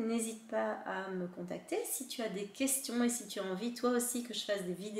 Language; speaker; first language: French; native; French